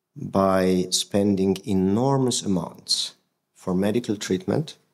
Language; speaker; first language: English; non-native, fluent; Hungarian